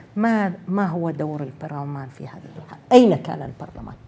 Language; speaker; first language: Arabic; native; Arabic